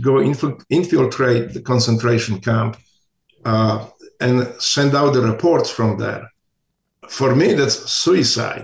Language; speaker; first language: English; non-native, fluent; Polish